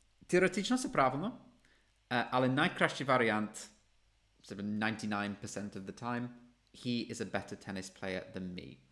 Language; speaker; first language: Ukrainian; non-native, fluent; English